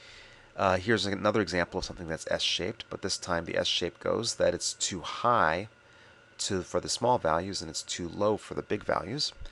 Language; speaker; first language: English; native; English